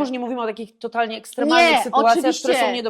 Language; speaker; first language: Polish; native; Polish